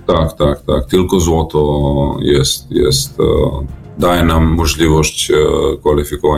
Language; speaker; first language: Polish; non-native, fluent; Serbian